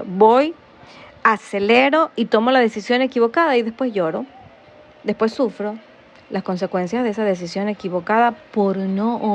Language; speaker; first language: Spanish; native; Spanish